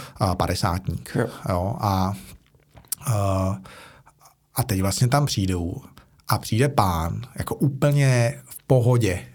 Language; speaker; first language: Czech; native; Czech